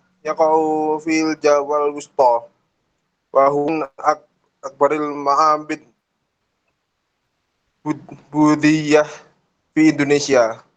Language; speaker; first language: Arabic; non-native, learner; Indonesian